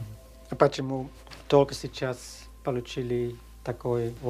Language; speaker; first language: Russian; non-native, learner; Dutch